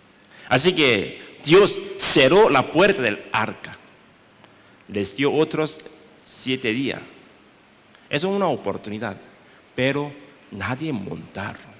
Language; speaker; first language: Spanish; non-native, learner; Korean